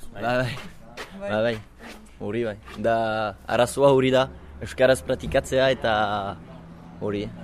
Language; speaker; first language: Basque; non-native, local second language; Spanish